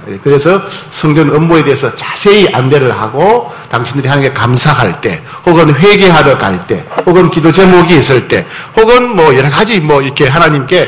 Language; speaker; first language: Korean; native; Korean